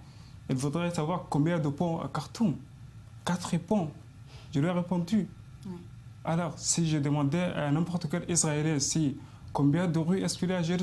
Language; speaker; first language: French; non-native, fluent; Arabic